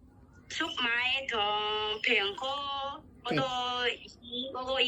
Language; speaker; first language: Cantonese; non-native, learner; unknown